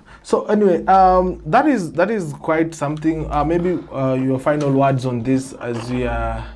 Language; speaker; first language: English; non-native, local second language; Swahili